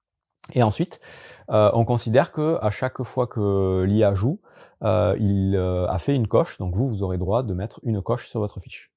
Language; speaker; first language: French; native; French